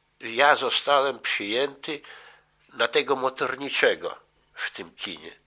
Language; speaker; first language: Polish; native; Polish